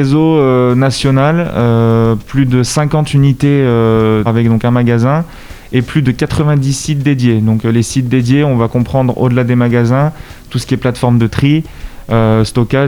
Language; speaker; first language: French; native; French